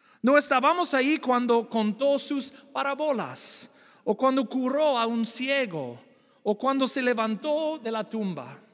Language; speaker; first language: Spanish; non-native, fluent; English